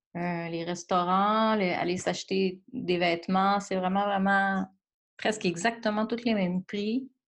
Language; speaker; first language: French; native; French